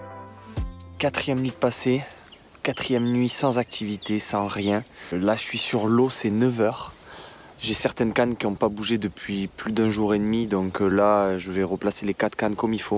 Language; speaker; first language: French; native; French